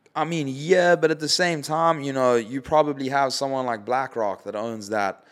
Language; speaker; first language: English; native; English